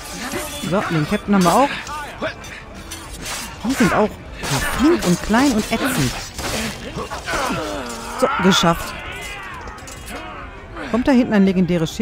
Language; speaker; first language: German; native; German